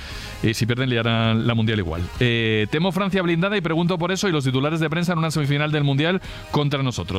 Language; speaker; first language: Spanish; native; Spanish